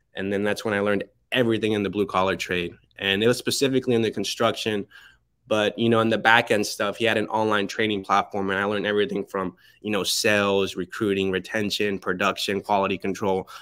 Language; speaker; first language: English; early bilingual, other home language; Spanish